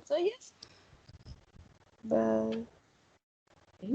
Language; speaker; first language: English; non-native, learner; Spanish